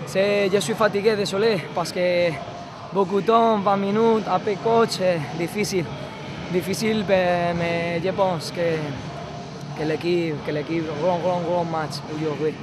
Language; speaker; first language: French; non-native, learner; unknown